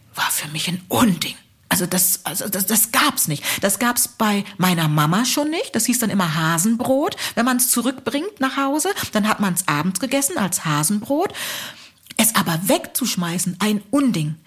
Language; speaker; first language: German; early bilingual, other home language; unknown